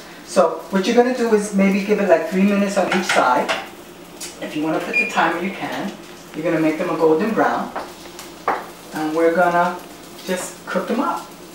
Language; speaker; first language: English; early bilingual, other home language; Spanish